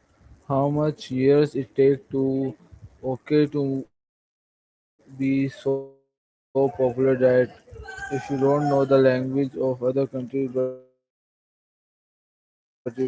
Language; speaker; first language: English; non-native, learner; Urdu